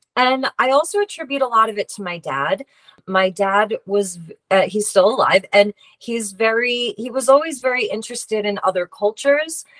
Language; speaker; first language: English; native; English